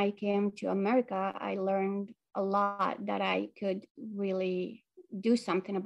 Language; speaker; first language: English; non-native, fluent; Arabic